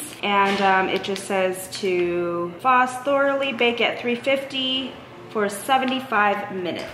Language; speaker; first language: English; native; English